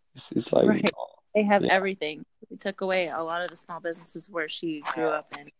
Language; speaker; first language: English; native; English